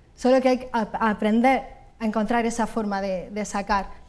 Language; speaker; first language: Spanish; native; Spanish